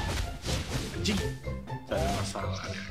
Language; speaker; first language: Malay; non-native, local second language; Sundanese